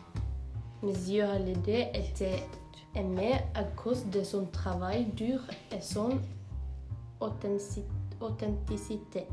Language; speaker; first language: French; non-native, learner; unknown